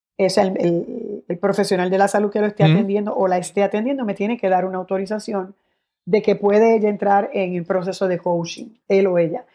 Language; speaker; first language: Spanish; native; Spanish